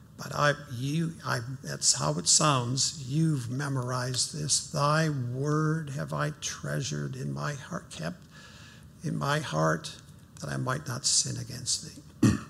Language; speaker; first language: English; native; English